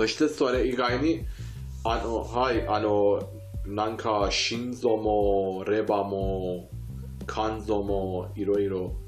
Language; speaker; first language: Japanese; non-native, fluent; Persian